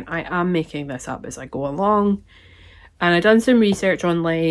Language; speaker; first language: English; native; English